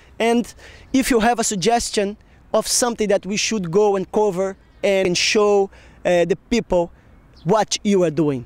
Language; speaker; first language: English; non-native, fluent; Portuguese